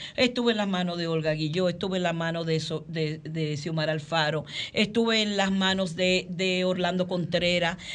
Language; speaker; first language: Spanish; early bilingual, heritage; Spanish